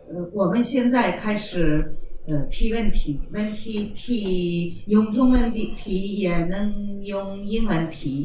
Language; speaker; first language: Chinese; non-native, fluent; Czech